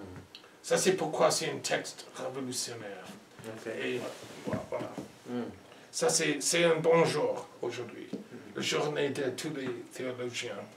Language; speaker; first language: French; non-native, learner; English